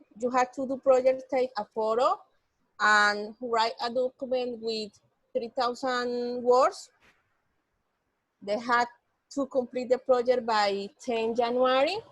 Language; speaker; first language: English; non-native, learner; Spanish